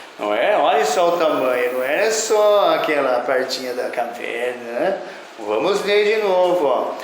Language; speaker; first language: Portuguese; native; Portuguese